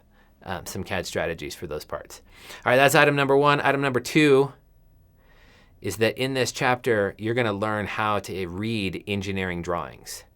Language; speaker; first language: English; native; English